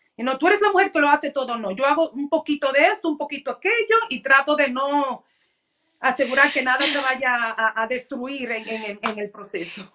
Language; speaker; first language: Spanish; early bilingual, heritage; Spanish